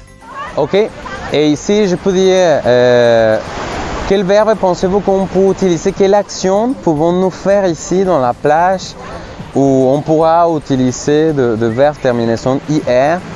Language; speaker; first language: French; non-native, fluent; Spanish